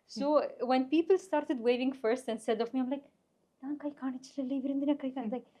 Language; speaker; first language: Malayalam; non-native, fluent; Arabic